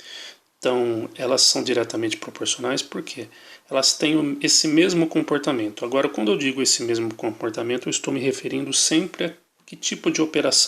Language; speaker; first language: Portuguese; native; Portuguese